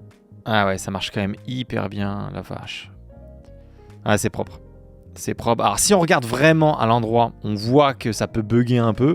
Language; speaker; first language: French; native; French